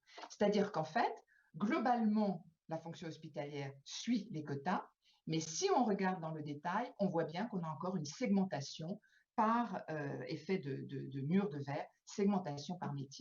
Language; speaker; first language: French; native; French